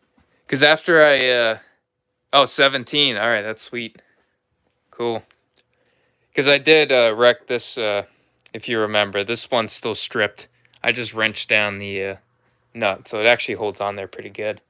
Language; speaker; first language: English; native; English